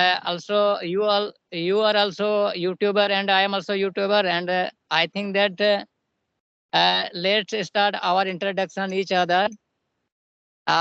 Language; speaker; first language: English; non-native, learner; Hindi